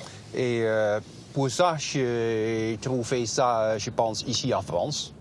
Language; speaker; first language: French; non-native, learner; Dutch